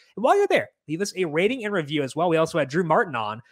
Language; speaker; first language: English; native; English